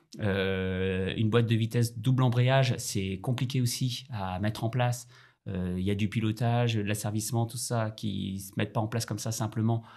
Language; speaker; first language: French; native; French